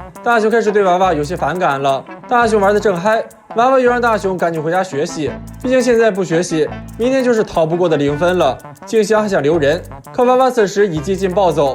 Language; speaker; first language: Chinese; native; Chinese